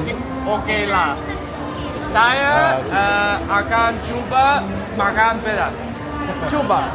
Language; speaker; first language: Indonesian; non-native, learner; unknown